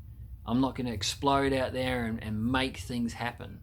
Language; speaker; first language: English; native; English